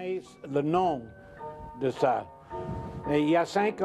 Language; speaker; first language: French; non-native, learner; English